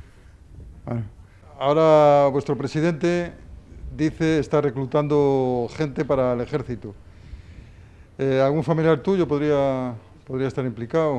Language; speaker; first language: Spanish; native; Spanish